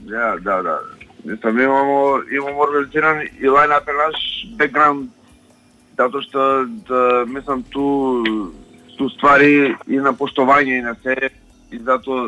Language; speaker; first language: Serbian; non-native, learner; Slovenian